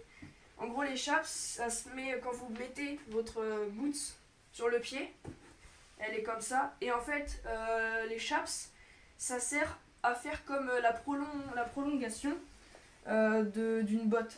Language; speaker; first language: French; native; French